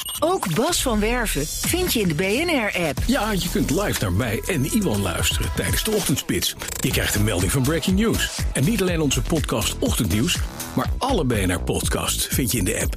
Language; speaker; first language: Dutch; native; Dutch